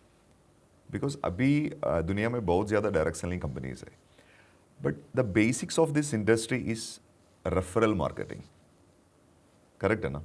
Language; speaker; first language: Hindi; non-native, local second language; Malayalam